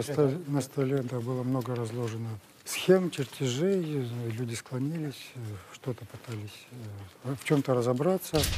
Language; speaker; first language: Russian; native; Russian